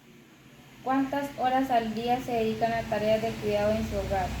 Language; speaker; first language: Spanish; native; Spanish